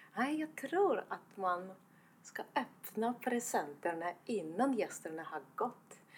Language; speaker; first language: Swedish; non-native, fluent; Estonian